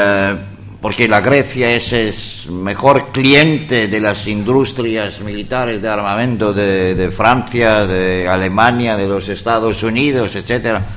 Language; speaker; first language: Spanish; non-native, learner; Greek